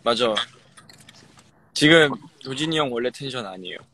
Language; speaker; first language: Korean; native; Korean